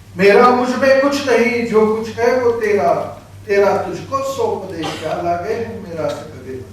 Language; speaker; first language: Hindi; non-native, local second language; Marathi